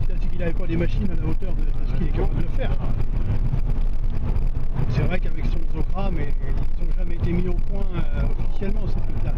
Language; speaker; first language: French; native; French